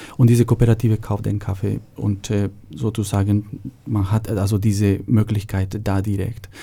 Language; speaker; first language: German; non-native, fluent; Spanish